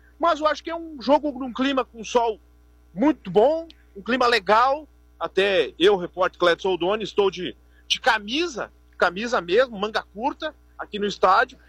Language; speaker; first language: Portuguese; native; Portuguese